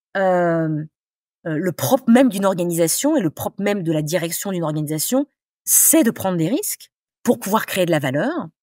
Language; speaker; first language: French; native; French